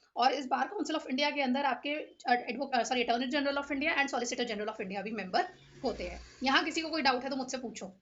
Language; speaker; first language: Hindi; native; Hindi